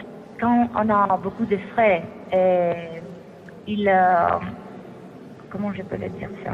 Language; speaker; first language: French; non-native, fluent; Greek